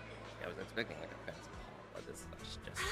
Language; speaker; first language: English; native; English